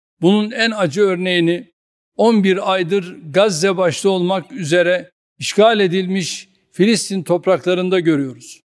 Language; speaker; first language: Turkish; native; Turkish